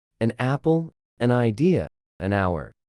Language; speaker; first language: English; non-native, fluent; Ukrainian